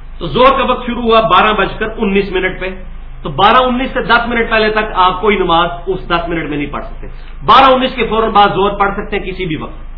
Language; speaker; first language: Urdu; non-native, local second language; Punjabi